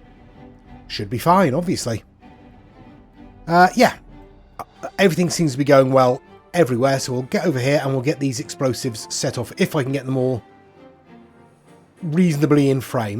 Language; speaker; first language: English; native; English